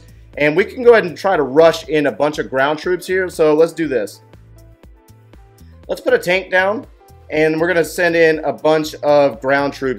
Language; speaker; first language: English; native; English